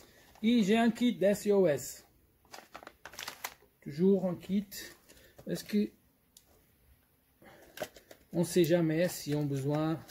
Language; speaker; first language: French; non-native, fluent; Portuguese